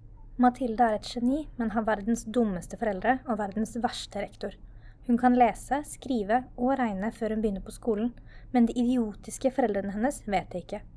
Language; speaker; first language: Norwegian; native; Norwegian